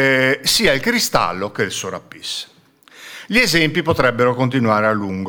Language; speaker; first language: Italian; native; Italian